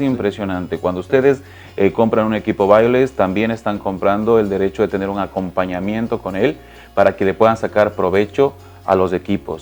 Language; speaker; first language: Spanish; native; Spanish